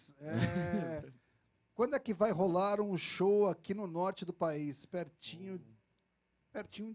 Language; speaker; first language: Portuguese; native; Portuguese